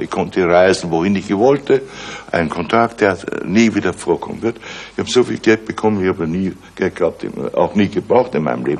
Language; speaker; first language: German; native; German